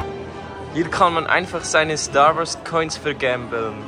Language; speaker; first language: German; native; German